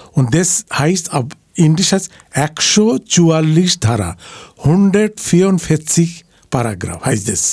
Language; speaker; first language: German; non-native, learner; Bangla